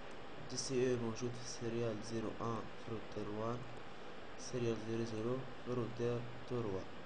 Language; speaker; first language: Arabic; native; Arabic